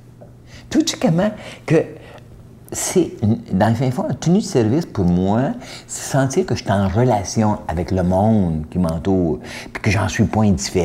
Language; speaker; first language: French; native; French